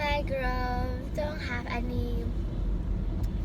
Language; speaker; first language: English; non-native, learner; Vietnamese